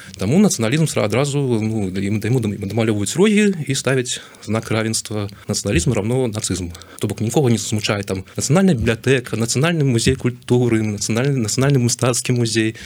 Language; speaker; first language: Belarusian; native; Belarusian